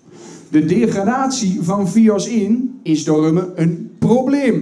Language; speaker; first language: Dutch; native; Dutch